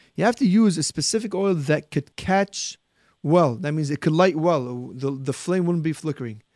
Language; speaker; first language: English; early bilingual, heritage; Arabic